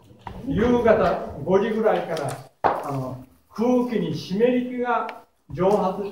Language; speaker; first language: Japanese; native; Japanese